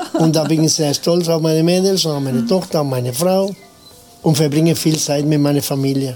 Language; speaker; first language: German; non-native, fluent; Spanish